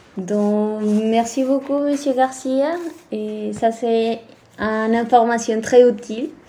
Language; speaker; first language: French; non-native, fluent; Spanish